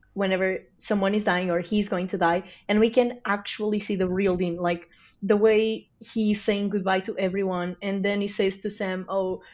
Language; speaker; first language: English; non-native, fluent; Portuguese